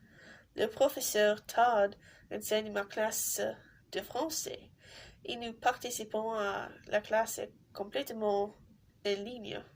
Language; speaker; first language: French; non-native, learner; English